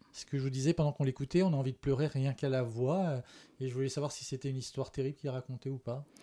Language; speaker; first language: French; native; French